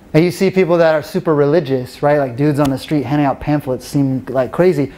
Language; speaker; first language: English; native; English